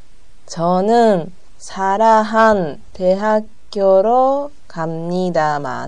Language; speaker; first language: Korean; non-native, learner; Japanese